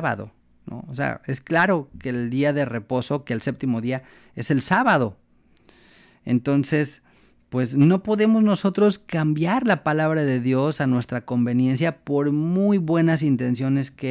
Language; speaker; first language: Spanish; native; Spanish